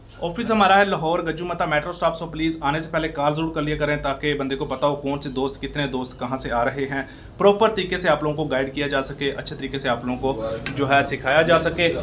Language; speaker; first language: Urdu; non-native, local second language; Punjabi